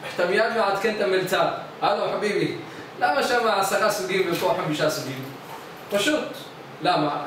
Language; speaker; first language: Hebrew; native; Hebrew